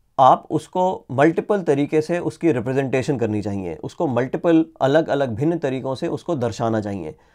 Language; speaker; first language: Hindi; native; Hindi